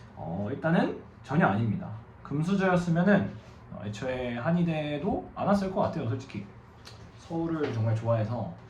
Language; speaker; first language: Korean; native; Korean